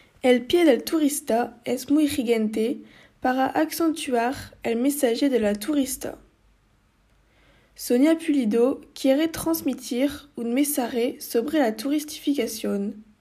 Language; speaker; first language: Spanish; non-native, learner; French